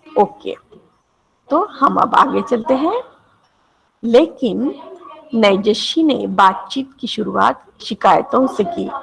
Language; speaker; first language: Hindi; non-native, local second language; Marathi